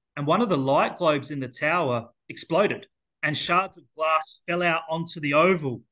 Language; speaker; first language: English; native; English